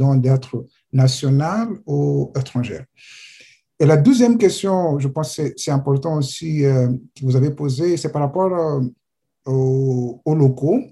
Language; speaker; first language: French; non-native, fluent; Portuguese